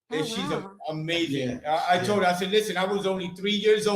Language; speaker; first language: English; native; English